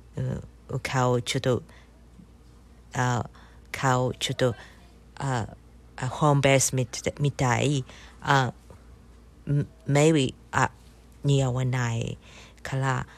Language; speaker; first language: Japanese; non-native, learner; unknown